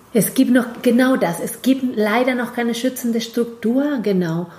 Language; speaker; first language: German; non-native, fluent; Spanish